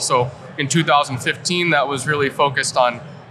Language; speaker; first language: English; native; English